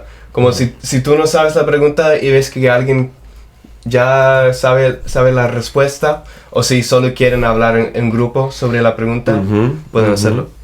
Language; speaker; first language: Spanish; non-native, fluent; English